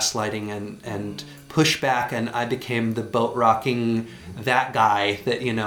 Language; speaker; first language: English; native; English